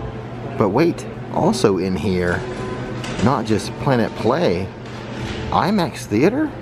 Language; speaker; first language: English; native; English